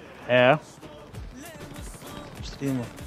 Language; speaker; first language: English; non-native, learner; Turkish